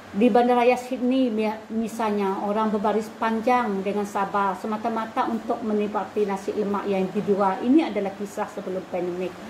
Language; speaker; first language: Malay; non-native, local second language; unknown